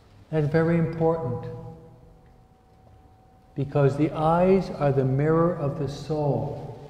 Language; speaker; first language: English; native; English